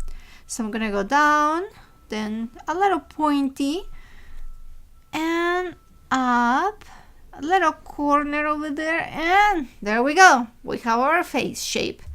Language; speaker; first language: English; non-native, fluent; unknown